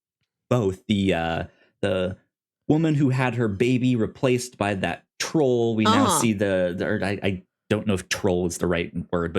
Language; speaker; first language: English; native; English